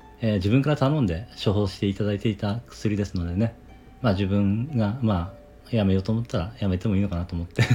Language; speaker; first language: Japanese; native; Japanese